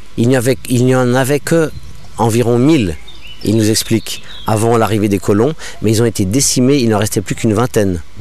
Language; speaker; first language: French; non-native, local second language; English